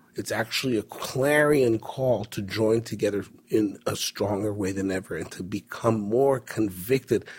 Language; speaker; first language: English; early bilingual, other home language; Spanish